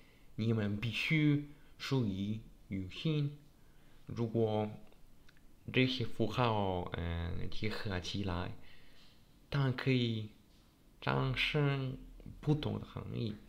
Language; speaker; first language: Chinese; non-native, learner; Polish